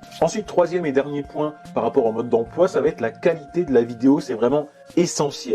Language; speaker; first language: French; native; French